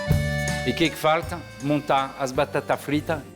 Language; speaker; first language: Portuguese; non-native, fluent; French